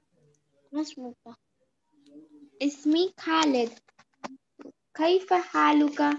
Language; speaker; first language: Arabic; non-native, learner; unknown